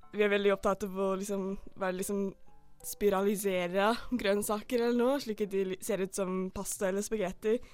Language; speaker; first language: Norwegian; non-native, fluent; English